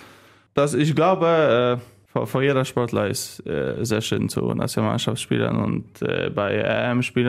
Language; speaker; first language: German; non-native, learner; Polish